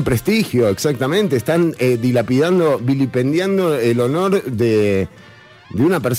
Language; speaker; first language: Spanish; native; Spanish